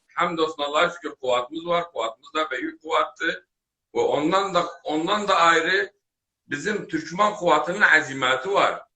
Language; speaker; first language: Turkish; native; Turkish